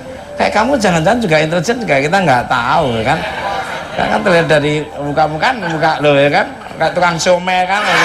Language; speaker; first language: Indonesian; native; Indonesian